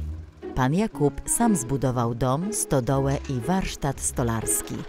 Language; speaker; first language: Polish; native; Polish